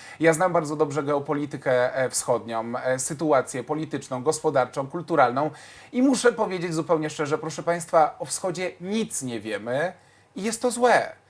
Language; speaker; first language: Polish; native; Polish